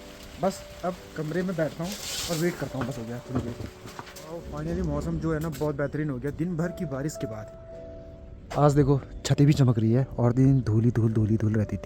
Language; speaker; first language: Hindi; native; Hindi